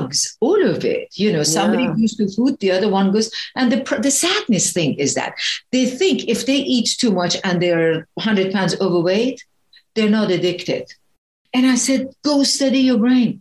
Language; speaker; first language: English; non-native, fluent; Persian